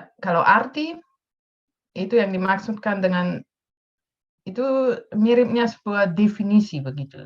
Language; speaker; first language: Indonesian; non-native, fluent; Dutch